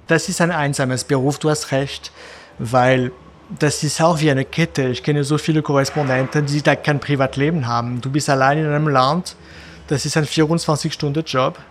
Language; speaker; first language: German; non-native, fluent; French